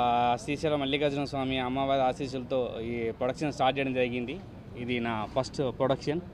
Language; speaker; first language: Telugu; native; Telugu